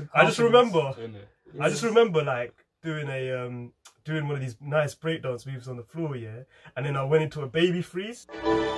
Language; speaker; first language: English; native; English